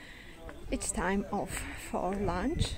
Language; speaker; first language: English; non-native, learner; Russian